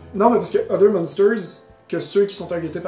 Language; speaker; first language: French; native; French